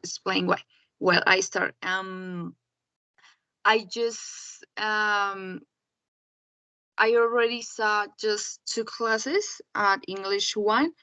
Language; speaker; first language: English; non-native, learner; Spanish